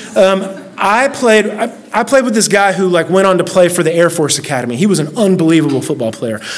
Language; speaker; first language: English; native; English